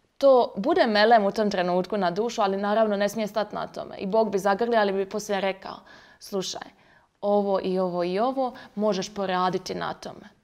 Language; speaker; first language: Croatian; native; Croatian